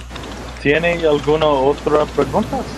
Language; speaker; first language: Spanish; non-native, learner; English